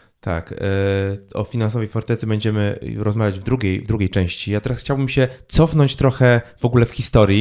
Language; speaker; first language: Polish; native; Polish